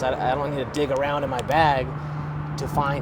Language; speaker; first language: English; native; English